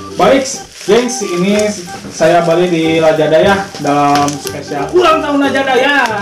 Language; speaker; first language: Indonesian; non-native, local second language; Sundanese